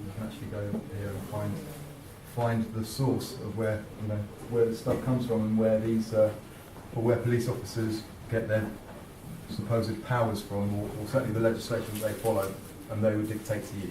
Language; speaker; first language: English; native; English